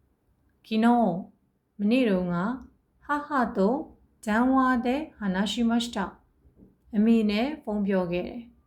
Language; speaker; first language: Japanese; non-native, fluent; Burmese